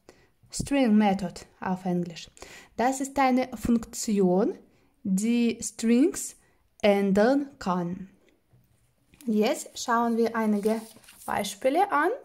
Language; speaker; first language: German; non-native, fluent; Russian